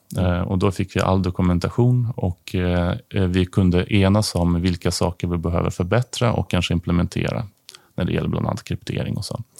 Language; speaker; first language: Swedish; non-native, fluent; Ukrainian